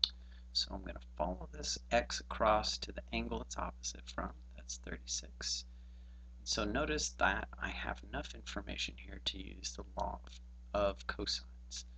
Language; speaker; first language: English; native; English